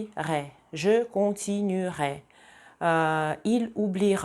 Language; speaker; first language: French; non-native, fluent; Russian